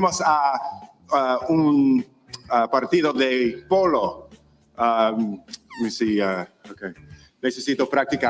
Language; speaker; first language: Spanish; non-native, learner; English